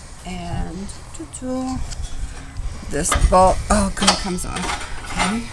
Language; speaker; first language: English; native; English